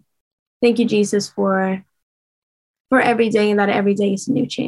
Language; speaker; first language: English; non-native, fluent; Swedish